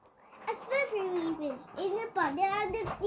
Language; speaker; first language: English; non-native, learner; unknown